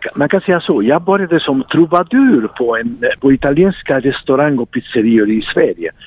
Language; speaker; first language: Swedish; non-native, fluent; Italian